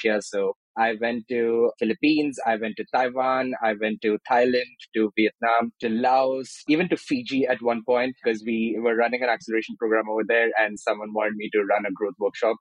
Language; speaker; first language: English; non-native, local second language; Telugu